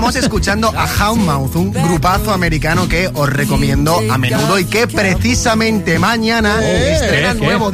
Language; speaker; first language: Spanish; native; Spanish